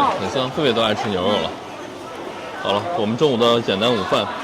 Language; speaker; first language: Chinese; native; Chinese